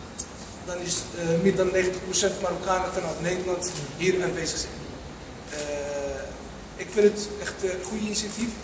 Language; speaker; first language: Dutch; non-native, fluent; Riffian